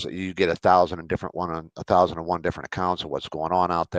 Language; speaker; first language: English; native; English